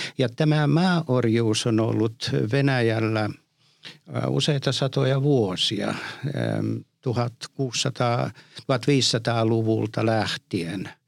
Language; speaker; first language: Finnish; early bilingual, heritage; Finnish